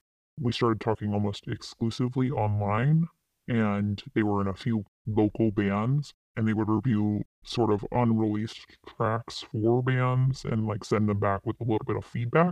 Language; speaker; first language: English; native; English